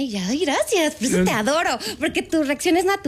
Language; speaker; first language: Spanish; native; Spanish